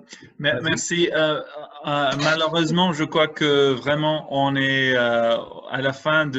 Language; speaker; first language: French; non-native, fluent; English